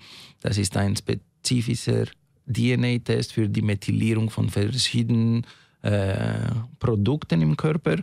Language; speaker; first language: German; non-native, fluent; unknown